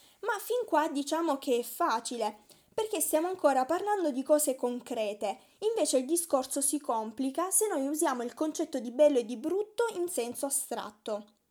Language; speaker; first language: Italian; native; Italian